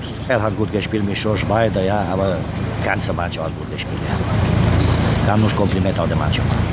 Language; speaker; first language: German; non-native, fluent; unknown